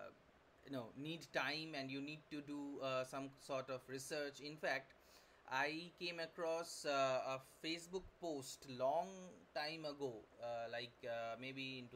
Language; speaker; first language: English; non-native, local second language; Bangla